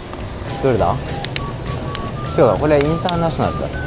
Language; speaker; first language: Japanese; native; Japanese